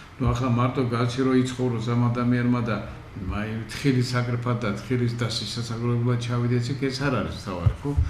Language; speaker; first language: Georgian; native; Georgian